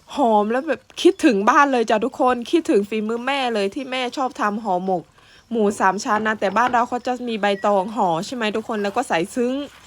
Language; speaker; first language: Thai; native; Thai